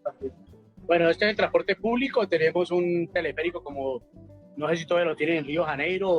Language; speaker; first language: Spanish; native; Spanish